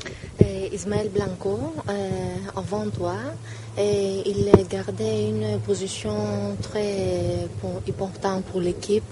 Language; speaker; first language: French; non-native, learner; Greek